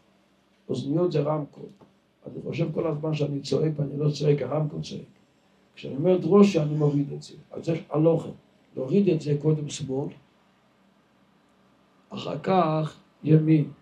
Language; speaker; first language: Hebrew; non-native, local second language; Yiddish